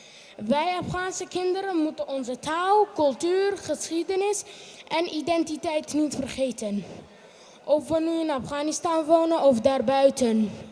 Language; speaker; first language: Dutch; early bilingual, other home language; Pashto